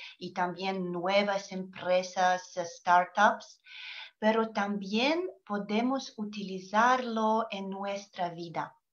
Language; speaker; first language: Spanish; non-native, learner; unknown